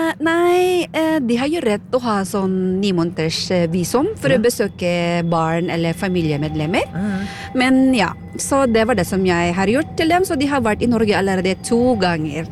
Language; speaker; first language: Norwegian; non-native, fluent; Filipino